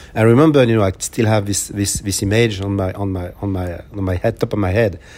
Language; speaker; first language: English; non-native, fluent; French